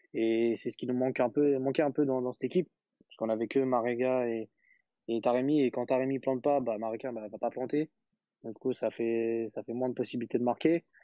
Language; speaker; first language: French; native; French